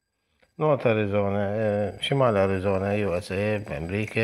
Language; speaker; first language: Arabic; native; Arabic